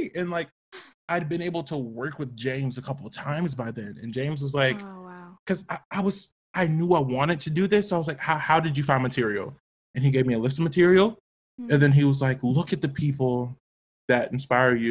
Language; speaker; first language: English; native; English